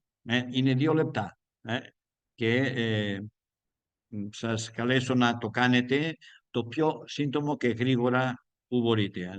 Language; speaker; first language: Greek; non-native, learner; Spanish